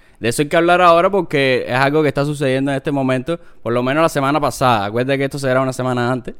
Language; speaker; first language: Spanish; native; Spanish